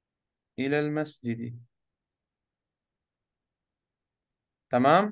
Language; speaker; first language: Arabic; non-native, fluent; Urdu